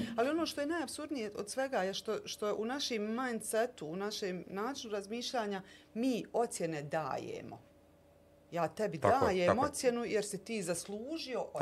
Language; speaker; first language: Bosnian; native; Bosnian